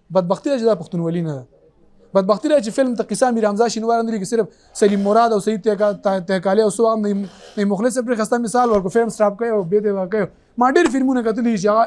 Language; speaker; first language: Pashto; native; Pashto